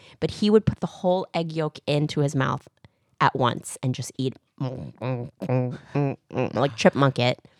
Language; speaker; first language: English; early bilingual, other home language; Korean